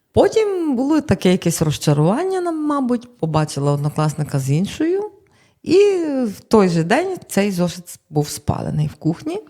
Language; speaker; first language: Ukrainian; native; Ukrainian